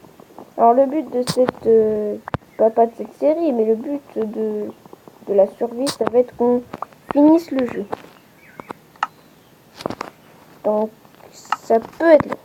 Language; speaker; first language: French; native; French